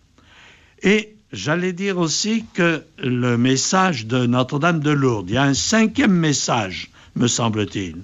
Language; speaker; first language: French; native; French